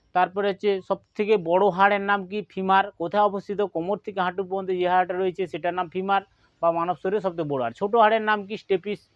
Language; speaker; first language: Bangla; non-native, local second language; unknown